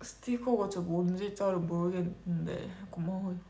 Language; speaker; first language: Korean; non-native, local second language; Japanese